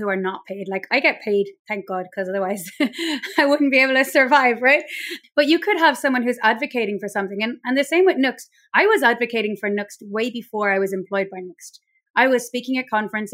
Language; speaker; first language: English; native; English